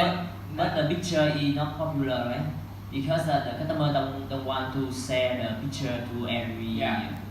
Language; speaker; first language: English; non-native, learner; Vietnamese